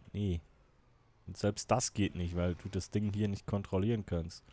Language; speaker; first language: German; native; German